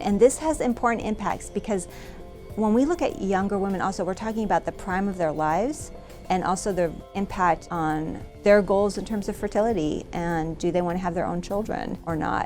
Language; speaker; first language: English; native; English